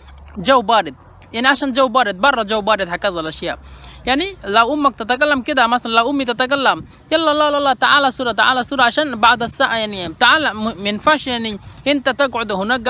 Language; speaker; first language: Arabic; non-native, fluent; Bangla